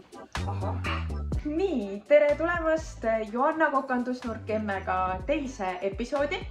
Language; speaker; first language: Estonian; native; Estonian